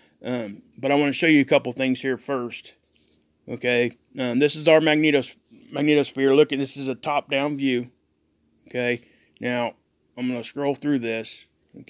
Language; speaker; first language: English; native; English